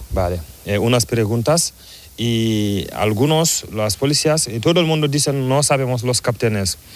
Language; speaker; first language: Spanish; non-native, learner; Fula